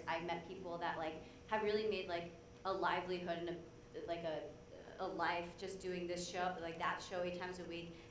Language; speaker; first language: English; native; English